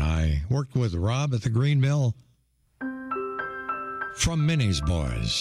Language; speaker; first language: English; native; English